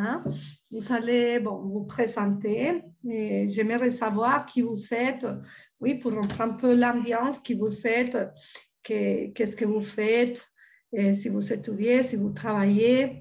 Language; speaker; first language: French; non-native, fluent; Spanish